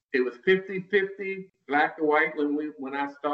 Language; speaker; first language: English; native; English